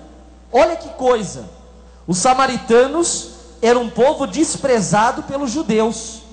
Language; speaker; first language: Portuguese; native; Portuguese